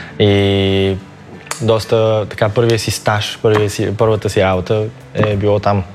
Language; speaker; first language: Bulgarian; early bilingual, other home language; Chinese